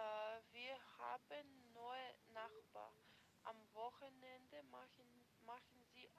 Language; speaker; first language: German; non-native, learner; Macedonian